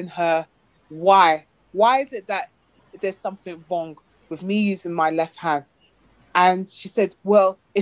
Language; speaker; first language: English; native; English